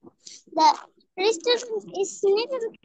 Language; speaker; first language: English; non-native, learner; Bangla